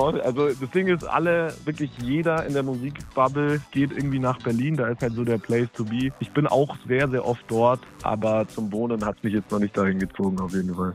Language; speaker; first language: German; native; German